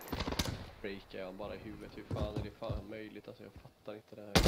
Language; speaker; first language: Swedish; native; Swedish